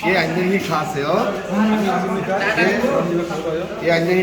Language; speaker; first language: Korean; non-native, learner; Bangla